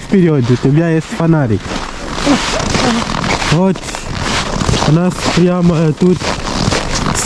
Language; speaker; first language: Russian; non-native, learner; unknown